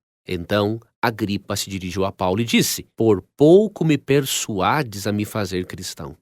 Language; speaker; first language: Portuguese; native; Portuguese